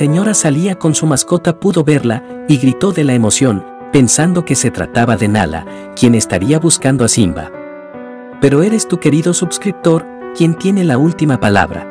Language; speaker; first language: Spanish; native; Spanish